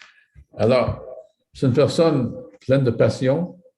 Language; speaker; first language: French; native; French